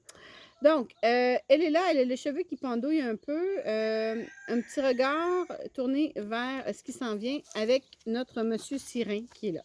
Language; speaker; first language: French; native; French